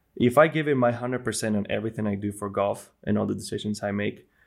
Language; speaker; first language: English; non-native, fluent; Spanish